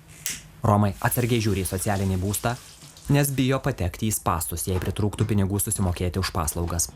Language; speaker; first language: Lithuanian; native; Lithuanian